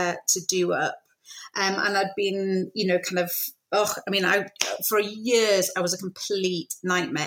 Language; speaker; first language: English; native; English